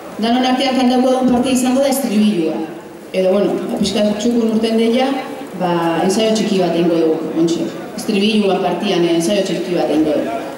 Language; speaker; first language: Basque; native; Basque